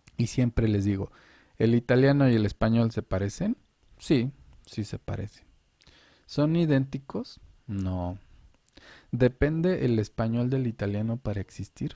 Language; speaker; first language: Spanish; native; Spanish